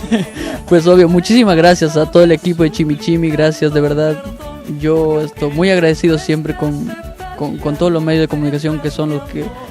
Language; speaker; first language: Spanish; native; Spanish